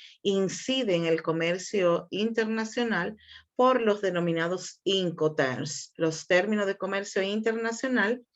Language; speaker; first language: Spanish; native; Spanish